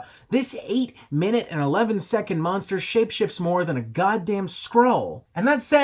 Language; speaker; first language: English; native; English